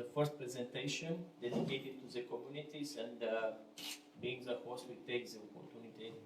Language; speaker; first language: English; non-native, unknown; Romanian